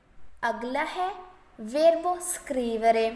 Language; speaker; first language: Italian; non-native, fluent; Urdu